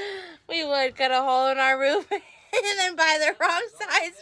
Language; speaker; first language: English; native; English